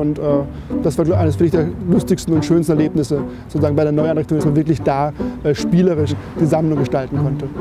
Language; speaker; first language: German; native; German